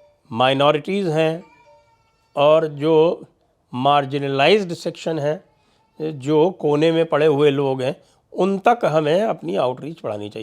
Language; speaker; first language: Hindi; native; Hindi